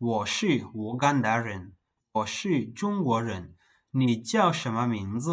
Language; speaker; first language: Chinese; non-native, fluent; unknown